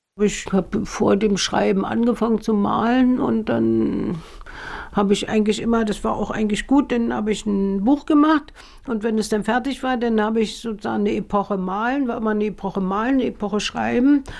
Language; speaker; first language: German; native; German